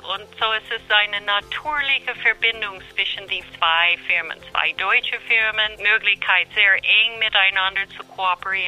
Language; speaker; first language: German; non-native, fluent; English